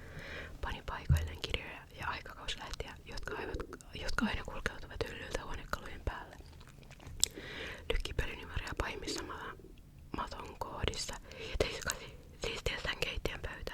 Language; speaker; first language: Finnish; native; Finnish